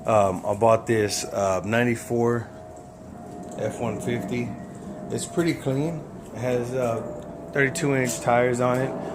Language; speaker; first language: English; native; English